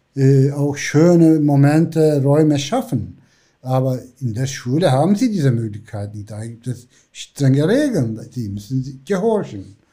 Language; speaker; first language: German; non-native, fluent; Turkish